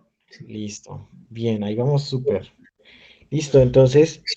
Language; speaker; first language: Spanish; native; Spanish